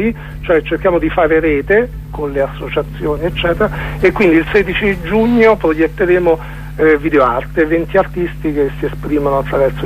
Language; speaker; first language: Italian; native; Italian